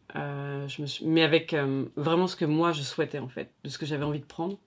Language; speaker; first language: French; native; French